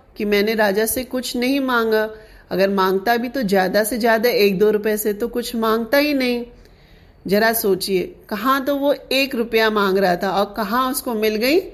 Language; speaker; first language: Hindi; non-native, local second language; Sindhi